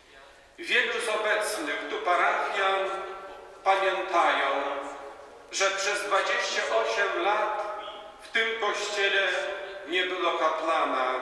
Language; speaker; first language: Polish; non-native, local second language; Belarusian